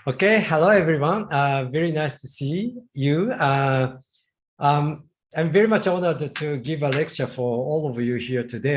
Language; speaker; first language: English; non-native, fluent; Japanese